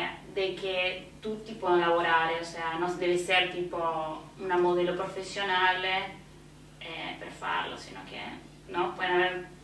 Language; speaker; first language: Italian; non-native, fluent; Spanish